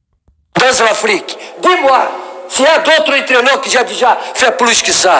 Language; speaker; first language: French; non-native, learner; Portuguese